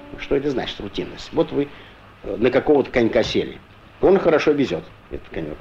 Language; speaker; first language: Russian; native; Russian